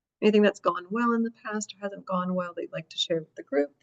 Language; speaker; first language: English; native; English